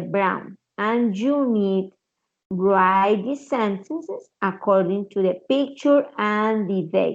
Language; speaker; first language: English; non-native, learner; Spanish